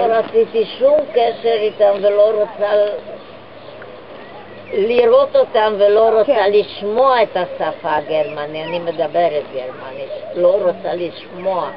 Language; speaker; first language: Hebrew; non-native, fluent; Hungarian